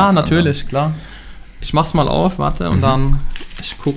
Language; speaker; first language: German; native; German